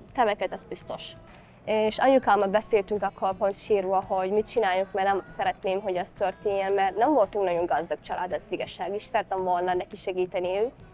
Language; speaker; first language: Hungarian; non-native, fluent; Somali